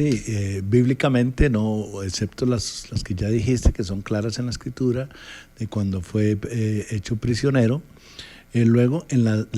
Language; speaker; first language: Spanish; native; Spanish